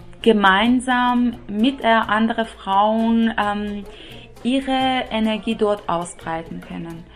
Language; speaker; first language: German; non-native, fluent; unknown